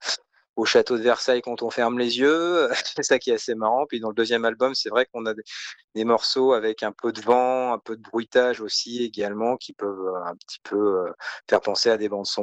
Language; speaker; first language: French; native; French